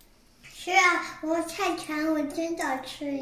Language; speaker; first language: Chinese; early bilingual, heritage; Chinese